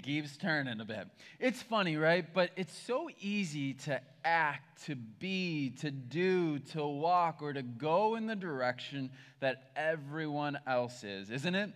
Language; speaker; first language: English; native; English